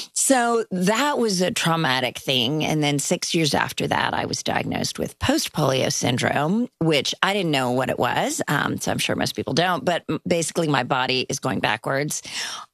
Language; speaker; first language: English; early bilingual, other home language; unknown